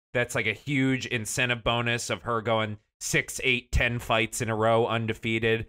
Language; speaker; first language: English; native; English